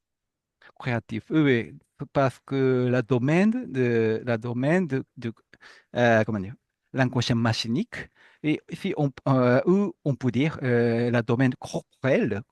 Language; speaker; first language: French; non-native, fluent; Japanese